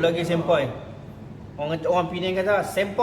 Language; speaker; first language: Malay; native; Malay